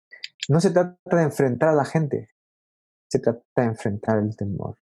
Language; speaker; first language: Spanish; native; Spanish